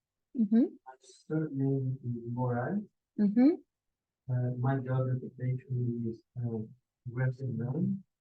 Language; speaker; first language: English; non-native, learner; Portuguese